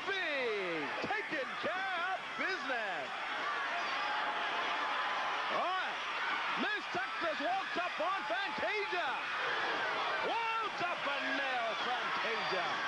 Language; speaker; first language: English; native; English